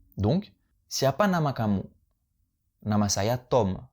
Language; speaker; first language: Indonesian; non-native, fluent; French